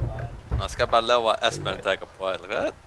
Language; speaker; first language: Swedish; non-native, learner; Faroese